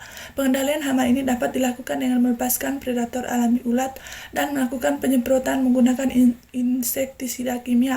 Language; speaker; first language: Indonesian; non-native, learner; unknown